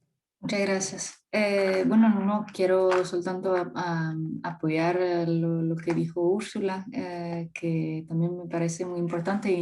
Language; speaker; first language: Spanish; non-native, fluent; French